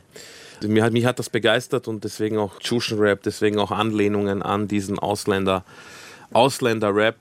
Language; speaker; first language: German; early bilingual, other home language; Croatian